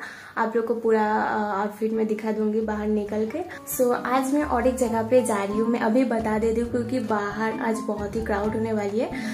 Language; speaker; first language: Hindi; non-native, local second language; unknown